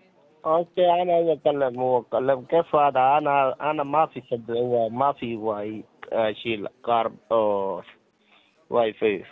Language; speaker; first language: Arabic; non-native, learner; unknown